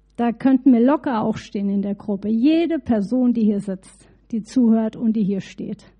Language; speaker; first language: German; native; German